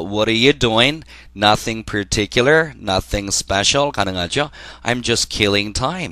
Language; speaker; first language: English; non-native, fluent; Korean